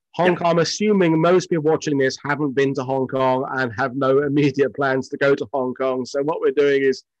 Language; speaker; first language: English; native; English